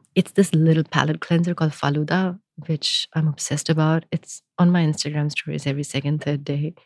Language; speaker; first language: English; non-native, local second language; Gujarati